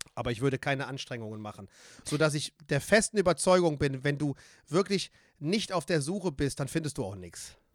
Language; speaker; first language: German; native; German